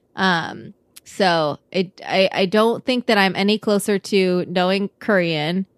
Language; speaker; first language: English; native; English